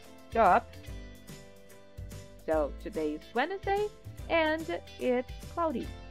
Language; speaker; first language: English; non-native, fluent; Portuguese